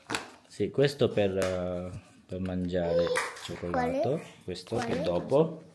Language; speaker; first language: Italian; non-native, learner; Filipino